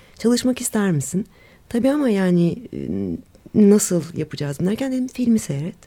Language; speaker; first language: Turkish; native; Turkish